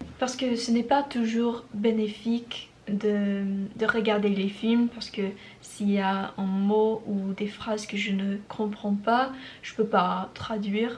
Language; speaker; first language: French; non-native, learner; English